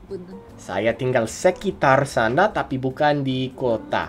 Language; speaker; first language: Indonesian; non-native, fluent; English